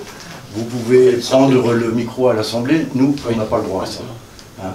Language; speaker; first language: French; native; French